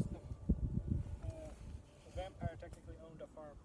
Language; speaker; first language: English; native; English